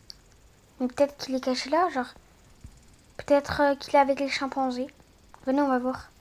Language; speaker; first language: French; native; French